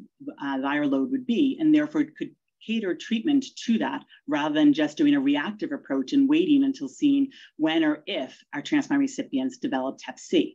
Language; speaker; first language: English; native; English